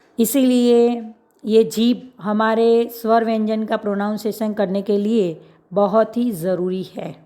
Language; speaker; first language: Hindi; non-native, local second language; Gujarati